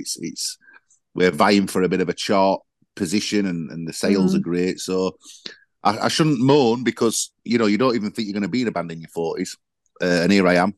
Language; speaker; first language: English; native; English